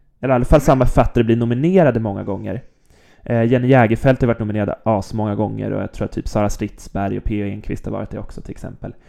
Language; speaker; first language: Swedish; native; Swedish